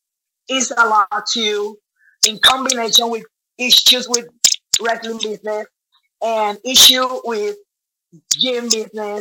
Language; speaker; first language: English; non-native, learner; Spanish